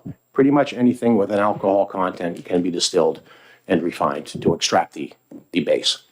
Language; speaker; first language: English; native; English